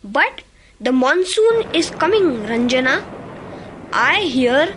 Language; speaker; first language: English; non-native, local second language; Marathi